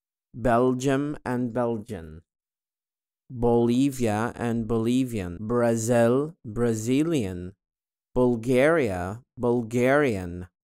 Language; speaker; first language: English; non-native, fluent; Arabic